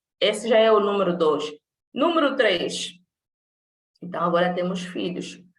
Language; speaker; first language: Portuguese; native; Portuguese